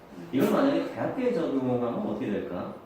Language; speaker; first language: Korean; native; Korean